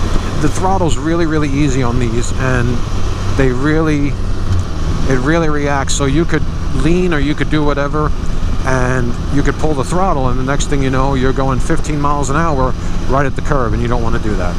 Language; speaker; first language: English; native; English